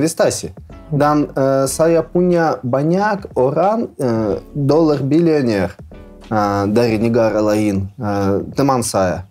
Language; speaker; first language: Indonesian; non-native, learner; Russian